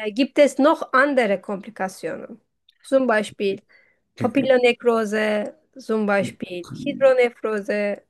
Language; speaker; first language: German; non-native, learner; Turkish